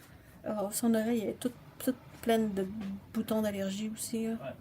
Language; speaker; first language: French; native; French